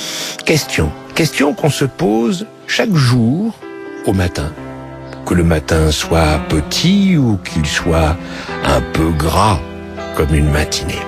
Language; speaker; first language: French; native; French